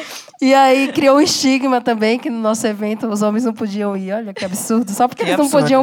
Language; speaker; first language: Portuguese; native; Portuguese